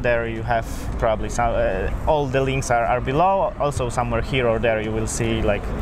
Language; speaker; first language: English; non-native, fluent; Polish